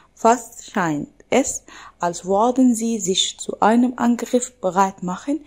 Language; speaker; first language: German; non-native, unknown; Arabic